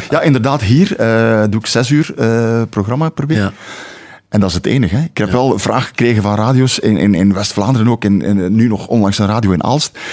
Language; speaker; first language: Dutch; native; Dutch